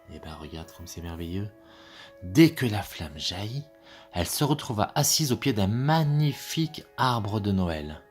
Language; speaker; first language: French; native; French